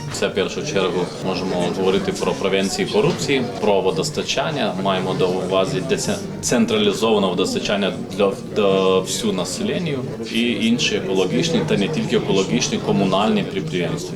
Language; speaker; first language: Ukrainian; non-native, learner; Lithuanian